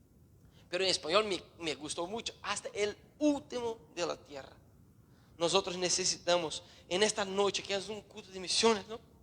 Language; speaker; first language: Spanish; non-native, learner; Portuguese